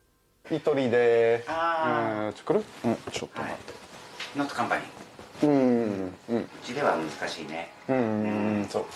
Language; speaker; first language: Japanese; non-native, learner; French